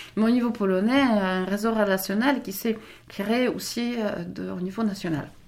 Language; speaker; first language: French; non-native, fluent; Polish